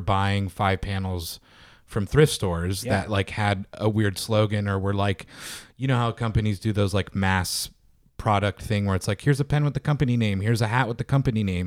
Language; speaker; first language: English; native; English